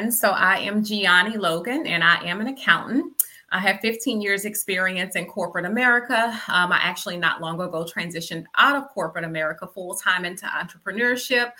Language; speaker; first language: English; native; English